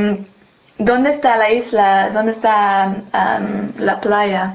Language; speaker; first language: Spanish; non-native, learner; English